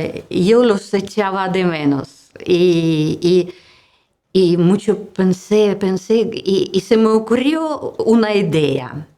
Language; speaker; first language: Spanish; non-native, learner; Russian